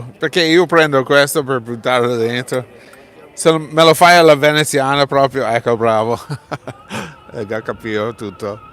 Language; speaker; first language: Italian; non-native, fluent; English